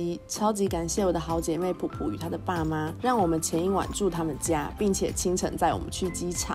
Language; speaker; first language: Chinese; native; Chinese